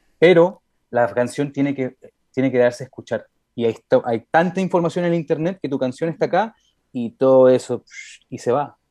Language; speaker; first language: Spanish; early bilingual, heritage; Spanish